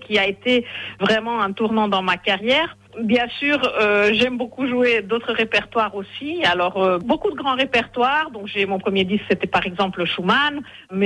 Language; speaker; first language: French; non-native, fluent; Hungarian